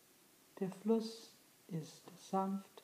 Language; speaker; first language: German; non-native, fluent; English